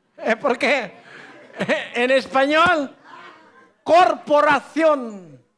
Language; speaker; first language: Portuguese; non-native, learner; Filipino